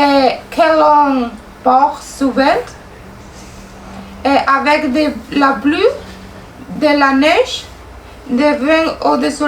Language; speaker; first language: French; non-native, learner; Spanish